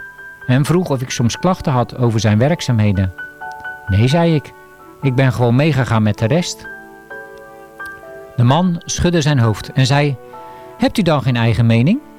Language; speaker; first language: Dutch; native; Dutch